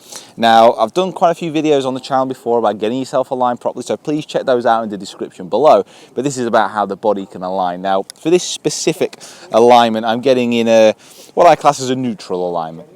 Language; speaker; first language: English; native; English